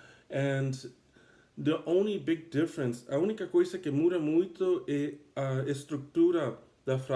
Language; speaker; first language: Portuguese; non-native, fluent; English